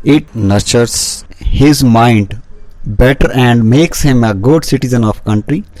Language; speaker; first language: English; non-native, local second language; Punjabi